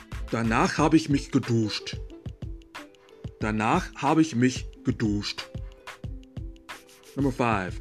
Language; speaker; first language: German; non-native, fluent; English